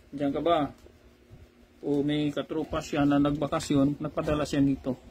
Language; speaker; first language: Filipino; non-native, local second language; Cebuano